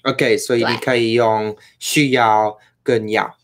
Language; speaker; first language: Chinese; non-native, learner; English